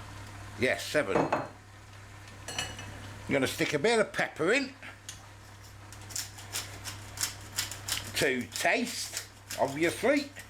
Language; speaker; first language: English; native; English